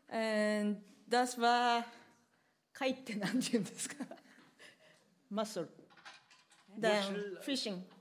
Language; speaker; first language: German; non-native, learner; Japanese